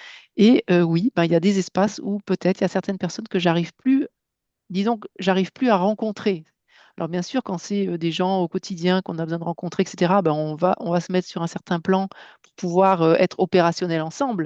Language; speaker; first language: French; native; French